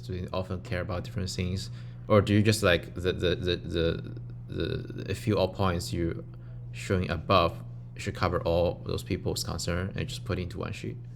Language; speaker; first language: English; non-native, fluent; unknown